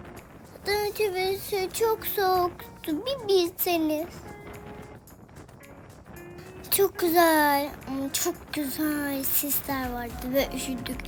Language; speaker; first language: Turkish; early bilingual, heritage; Turkish